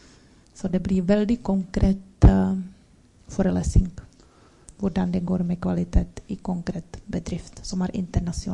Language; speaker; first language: Norwegian; non-native, learner; Czech